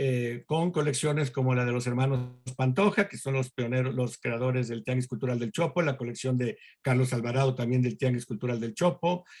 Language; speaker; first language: Spanish; native; Spanish